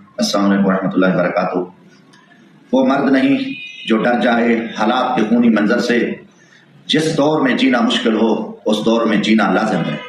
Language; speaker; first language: Urdu; non-native, local second language; Saraiki